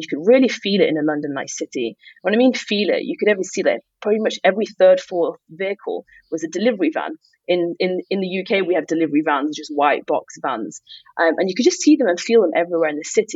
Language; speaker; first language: English; native; English